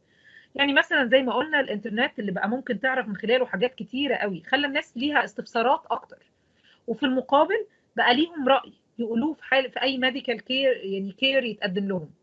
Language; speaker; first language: Arabic; native; Arabic